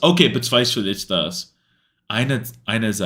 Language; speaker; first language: German; non-native, learner; English